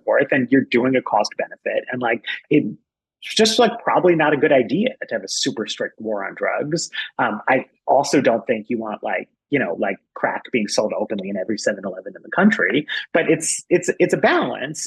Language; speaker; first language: English; native; English